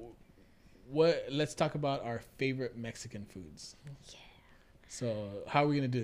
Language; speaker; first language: English; early bilingual, other home language; Spanish